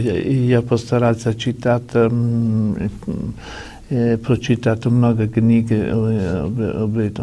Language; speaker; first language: Russian; non-native, learner; Italian